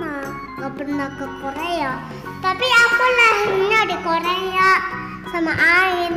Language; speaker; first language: Indonesian; early bilingual, other home language; Korean